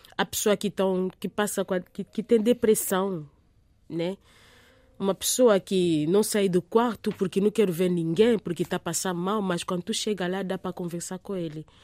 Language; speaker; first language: Portuguese; non-native, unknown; Lingala